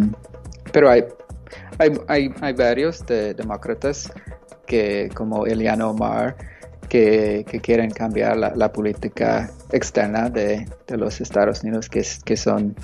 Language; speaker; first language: Spanish; non-native, fluent; English